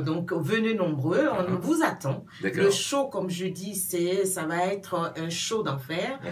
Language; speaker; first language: French; non-native, local second language; Baoulé